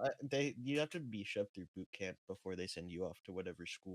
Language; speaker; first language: English; native; English